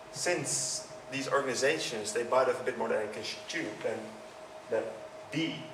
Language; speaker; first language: English; non-native, fluent; Dutch